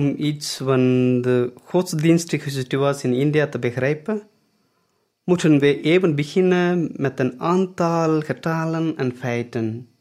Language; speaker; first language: Dutch; non-native, fluent; Tamil